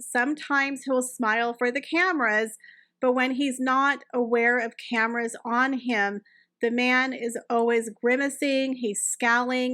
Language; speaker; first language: English; native; English